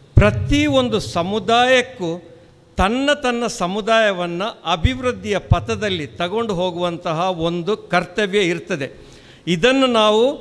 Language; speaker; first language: Kannada; non-native, local second language; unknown